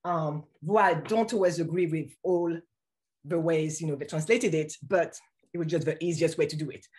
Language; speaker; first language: English; non-native, fluent; French